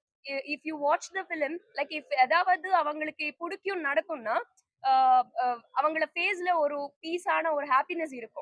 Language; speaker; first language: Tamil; non-native, fluent; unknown